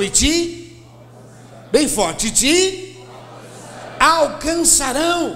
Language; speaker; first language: Portuguese; native; Portuguese